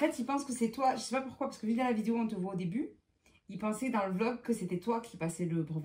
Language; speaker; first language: French; native; French